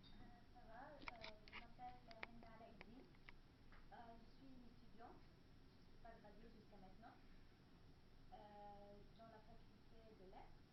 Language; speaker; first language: French; non-native, learner; Arabic